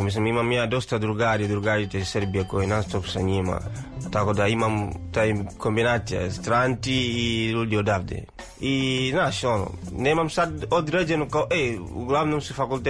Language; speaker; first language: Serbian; non-native, fluent; Swahili